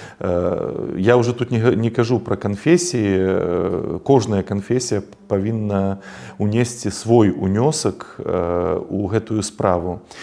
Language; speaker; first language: Belarusian; native; Belarusian